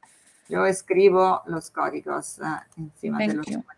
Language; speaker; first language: Spanish; non-native, fluent; Italian